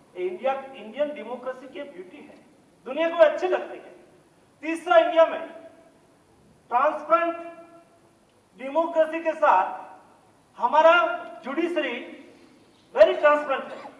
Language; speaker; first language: Hindi; non-native, local second language; Gujarati